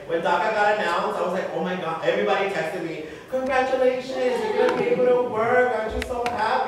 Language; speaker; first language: English; early bilingual, other home language; Spanish